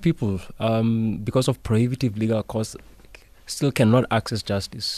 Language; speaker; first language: English; non-native, local second language; Southern Sotho